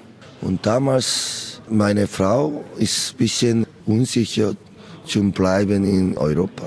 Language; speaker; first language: German; non-native, learner; Korean